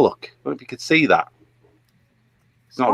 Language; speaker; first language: English; native; English